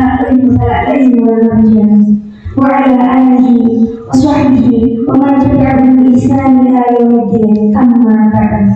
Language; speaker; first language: Arabic; non-native, learner; Indonesian